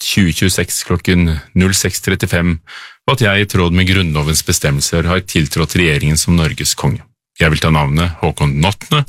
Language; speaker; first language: Norwegian; native; Norwegian